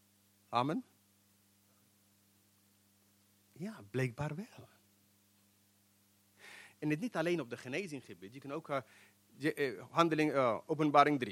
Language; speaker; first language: Dutch; non-native, fluent; English